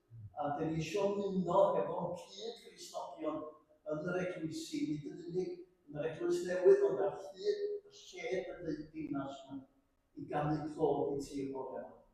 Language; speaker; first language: Welsh; native; Welsh